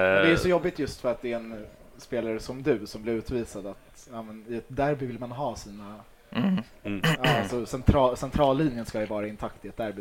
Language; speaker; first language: Swedish; native; Swedish